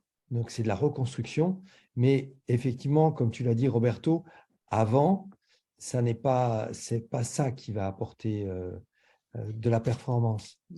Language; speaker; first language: French; native; French